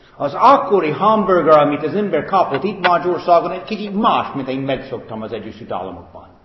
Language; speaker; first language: Hungarian; non-native, fluent; English